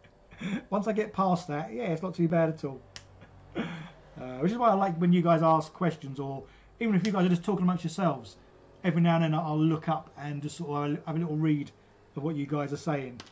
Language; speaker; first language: English; native; English